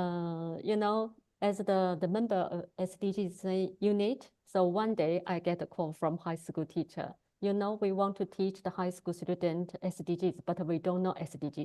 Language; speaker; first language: English; non-native, learner; Chinese